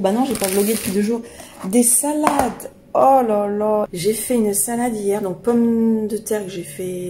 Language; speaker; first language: French; native; French